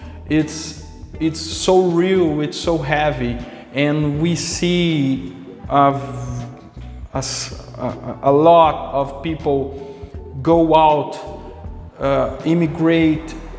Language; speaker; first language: English; non-native, local second language; Portuguese